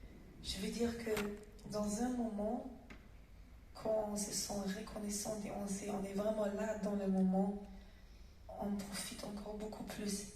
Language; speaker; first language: French; non-native, fluent; German